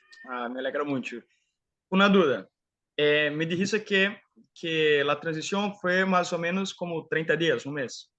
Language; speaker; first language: Spanish; non-native, fluent; Portuguese